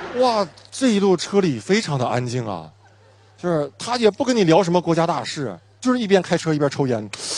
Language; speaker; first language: Chinese; native; Chinese